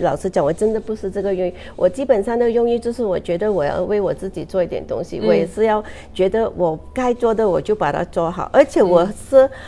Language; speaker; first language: Chinese; native; Chinese